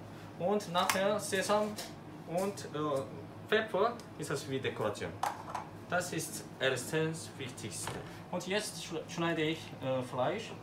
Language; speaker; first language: German; non-native, learner; Korean